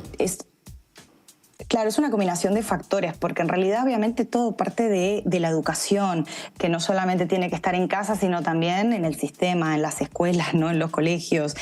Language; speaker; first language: Spanish; native; Spanish